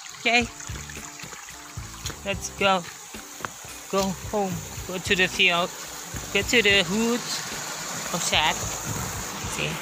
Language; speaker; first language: English; non-native, learner; Indonesian